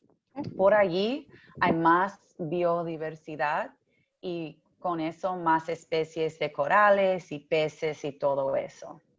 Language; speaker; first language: Spanish; early bilingual, heritage; English